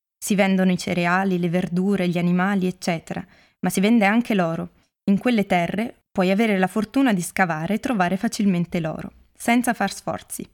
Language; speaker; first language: Italian; native; Italian